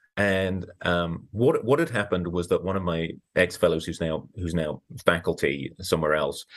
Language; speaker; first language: English; native; English